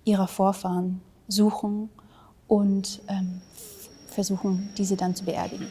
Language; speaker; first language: German; early bilingual, other home language; Vietnamese